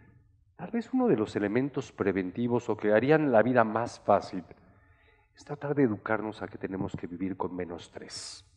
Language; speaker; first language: Spanish; native; Spanish